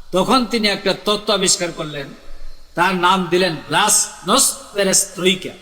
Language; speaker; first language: Bangla; native; Bangla